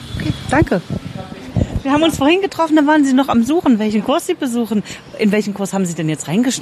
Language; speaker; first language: German; native; German